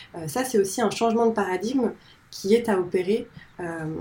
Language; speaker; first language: French; native; French